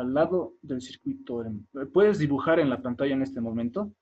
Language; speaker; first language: Spanish; native; Spanish